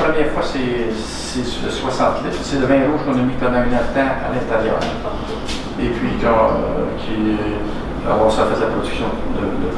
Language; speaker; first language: French; native; French